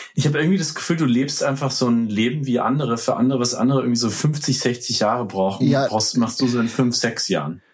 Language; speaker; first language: German; native; German